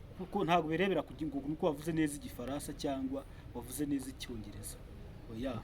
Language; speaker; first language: Kinyarwanda; native; Kinyarwanda